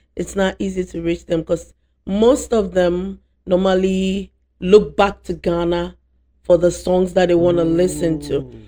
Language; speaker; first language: English; non-native, local second language; Akan